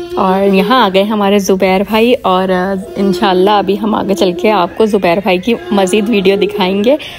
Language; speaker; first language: Urdu; native; Urdu